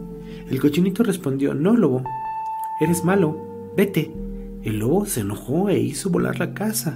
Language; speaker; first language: Spanish; native; Spanish